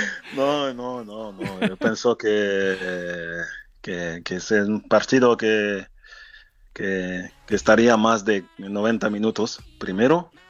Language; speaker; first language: Spanish; non-native, fluent; French